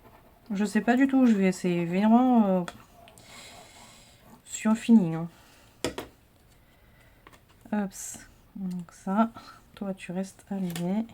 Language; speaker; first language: French; native; French